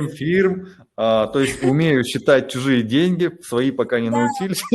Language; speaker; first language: Russian; native; Russian